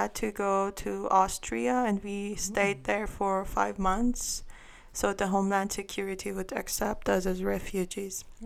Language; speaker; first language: English; non-native, fluent; Armenian